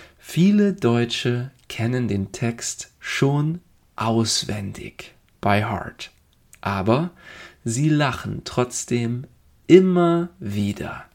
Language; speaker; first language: German; native; German